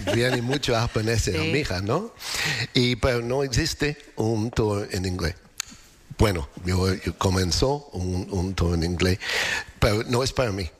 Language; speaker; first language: Spanish; non-native, learner; English